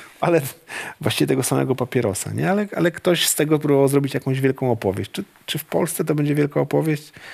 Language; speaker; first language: Polish; native; Polish